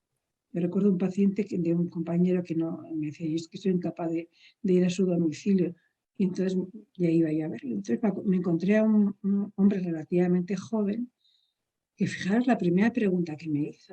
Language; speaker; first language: Spanish; native; Spanish